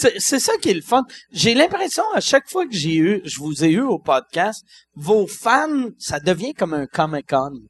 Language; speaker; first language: French; native; French